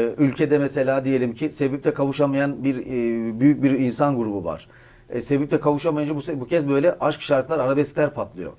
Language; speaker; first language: Turkish; native; Turkish